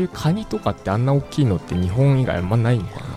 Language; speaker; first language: Japanese; native; Japanese